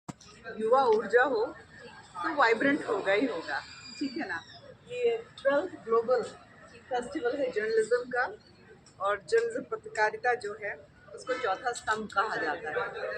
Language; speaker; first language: Hindi; native; Hindi